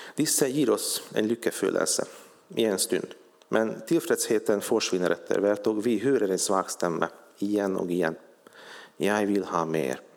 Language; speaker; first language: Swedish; non-native, fluent; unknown